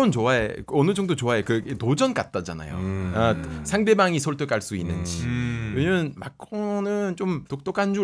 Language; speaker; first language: Korean; non-native, fluent; French